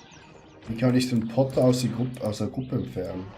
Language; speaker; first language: German; native; German